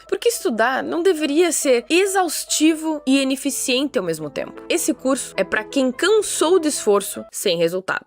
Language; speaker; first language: Portuguese; native; Portuguese